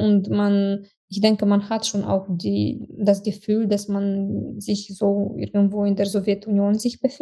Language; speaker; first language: German; non-native, fluent; Romanian